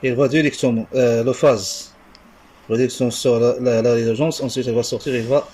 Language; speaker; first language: French; non-native, local second language; Arabic